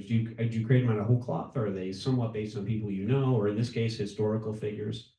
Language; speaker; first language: English; native; English